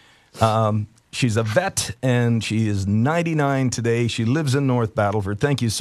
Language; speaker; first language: English; native; English